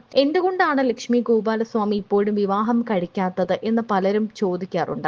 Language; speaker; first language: Malayalam; native; Malayalam